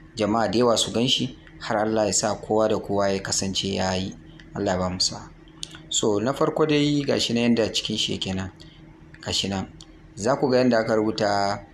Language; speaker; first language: Hausa; non-native, local second language; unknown